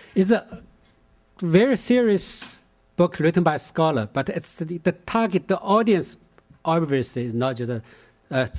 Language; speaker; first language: English; non-native, fluent; Chinese